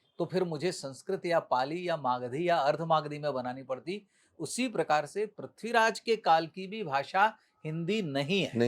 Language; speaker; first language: Hindi; native; Hindi